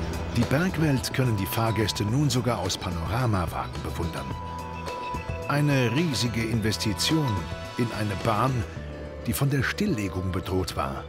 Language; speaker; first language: German; native; German